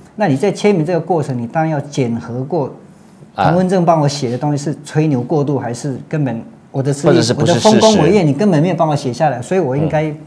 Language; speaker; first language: Chinese; native; Chinese